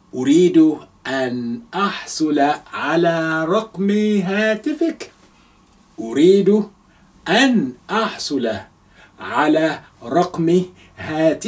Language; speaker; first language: Arabic; non-native, fluent; Yoruba